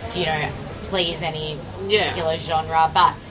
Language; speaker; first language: English; native; English